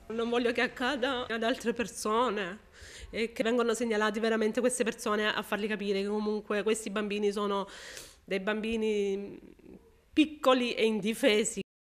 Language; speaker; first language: Italian; native; Italian